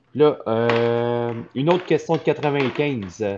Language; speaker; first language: French; native; French